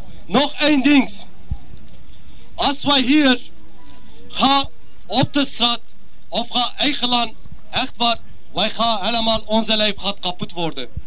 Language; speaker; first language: Dutch; non-native, learner; Kurdish